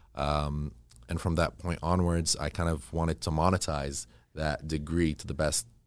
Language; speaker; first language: English; early bilingual, other home language; Arabic